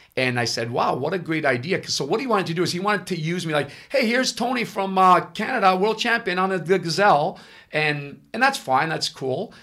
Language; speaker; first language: English; non-native, fluent; Italian